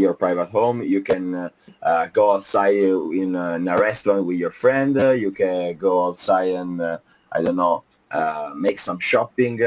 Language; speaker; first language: English; non-native, fluent; Italian